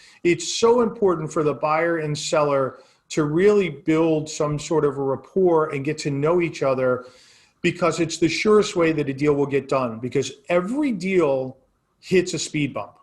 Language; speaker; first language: English; native; English